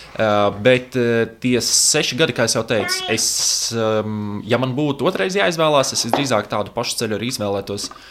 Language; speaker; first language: Latvian; non-native, local second language; Russian